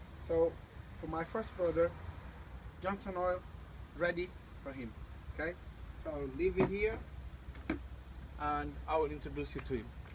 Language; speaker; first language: English; non-native, learner; Portuguese